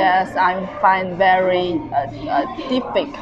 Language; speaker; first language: English; non-native, learner; Chinese